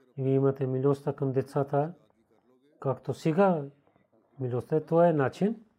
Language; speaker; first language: Bulgarian; non-native, learner; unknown